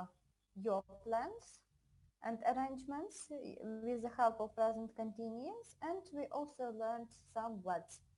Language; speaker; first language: English; non-native, fluent; Russian